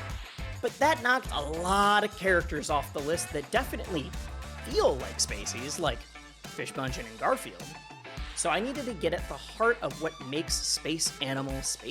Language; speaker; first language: English; native; English